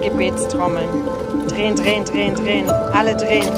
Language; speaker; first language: German; native; German